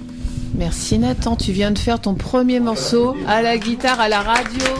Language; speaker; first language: French; native; French